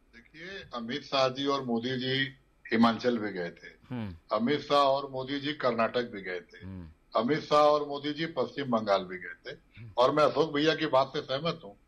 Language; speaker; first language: Hindi; native; Hindi